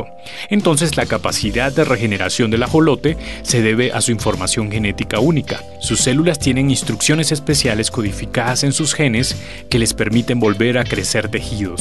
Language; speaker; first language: Spanish; native; Spanish